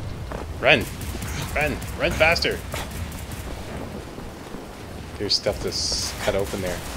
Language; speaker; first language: English; native; English